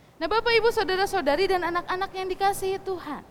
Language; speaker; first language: Indonesian; non-native, local second language; Sundanese